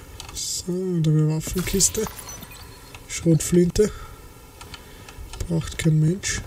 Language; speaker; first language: German; native; German